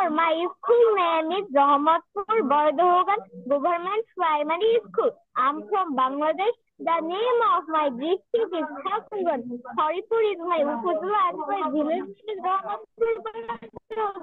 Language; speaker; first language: English; non-native, learner; Bangla